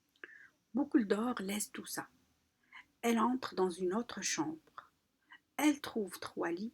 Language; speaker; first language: French; non-native, local second language; Arabic